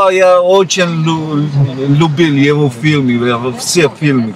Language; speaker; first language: Russian; non-native, local second language; Georgian